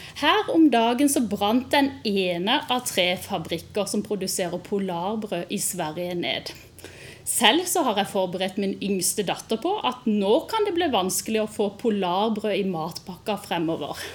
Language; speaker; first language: Norwegian; native; Norwegian